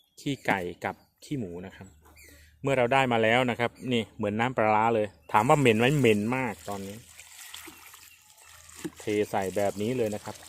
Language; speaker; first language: Thai; native; Thai